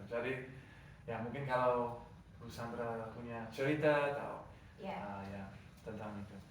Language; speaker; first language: Indonesian; non-native, learner; English